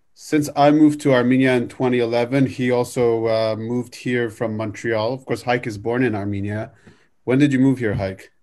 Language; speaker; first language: English; native; English